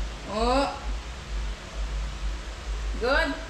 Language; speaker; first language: English; non-native, local second language; Cebuano